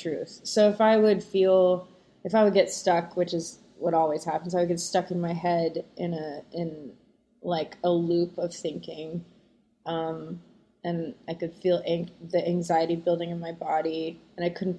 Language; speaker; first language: English; native; English